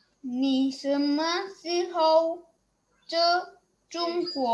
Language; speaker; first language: Chinese; non-native, learner; Indonesian